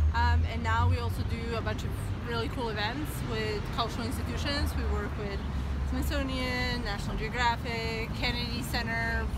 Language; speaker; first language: English; non-native, fluent; Serbian